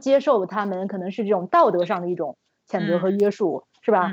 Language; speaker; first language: Chinese; native; Chinese